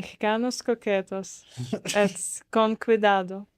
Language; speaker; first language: Spanish; non-native, learner; Russian